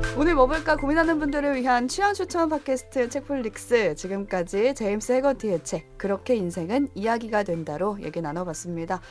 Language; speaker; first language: Korean; native; Korean